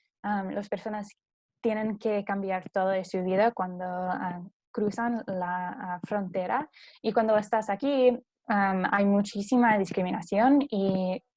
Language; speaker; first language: Spanish; non-native, learner; English